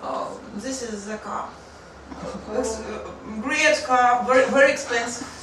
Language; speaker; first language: English; non-native, learner; Russian